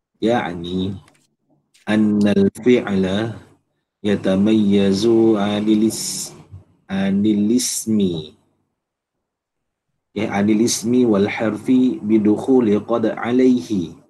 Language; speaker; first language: Arabic; non-native, learner; Malay